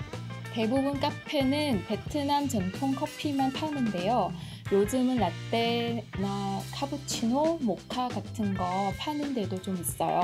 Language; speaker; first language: Korean; non-native, fluent; Vietnamese